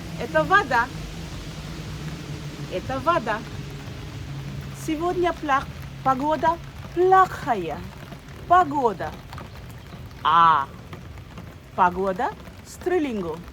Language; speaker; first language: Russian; non-native, fluent; Bangla